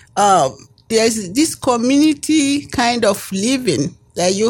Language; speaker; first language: English; non-native, local second language; Igbo